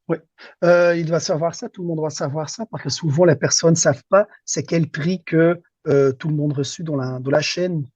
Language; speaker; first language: French; non-native, local second language; Dutch